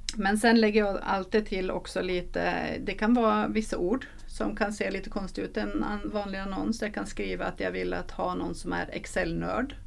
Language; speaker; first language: Swedish; non-native, fluent; Norwegian